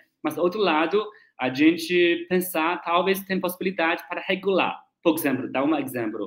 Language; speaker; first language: Portuguese; non-native, learner; Chinese